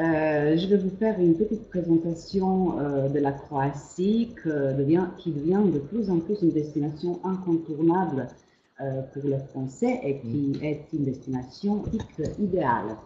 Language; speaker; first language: French; non-native, fluent; Croatian